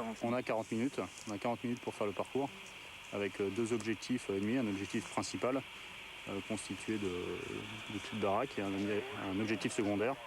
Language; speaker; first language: French; native; French